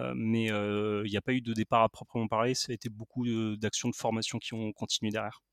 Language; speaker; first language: French; native; French